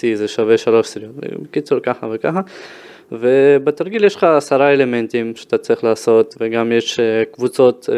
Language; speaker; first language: Hebrew; early bilingual, other home language; Ukrainian